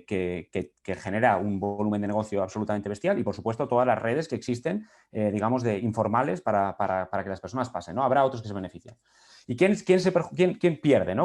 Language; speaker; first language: Spanish; native; Spanish